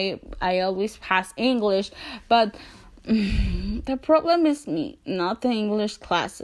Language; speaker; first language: English; non-native, learner; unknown